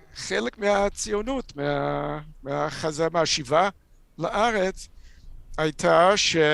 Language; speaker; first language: Hebrew; non-native, fluent; English